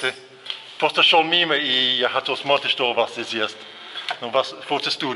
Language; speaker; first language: Russian; non-native, learner; English